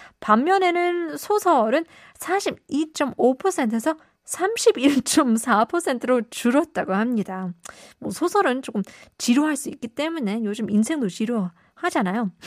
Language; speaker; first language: Korean; native; Korean